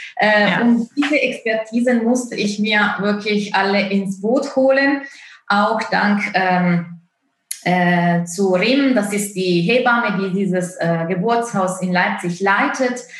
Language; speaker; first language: German; non-native, fluent; Italian